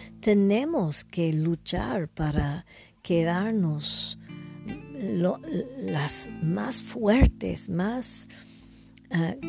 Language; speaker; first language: Spanish; non-native, learner; English